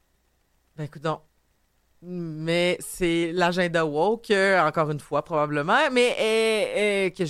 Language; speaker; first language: French; native; French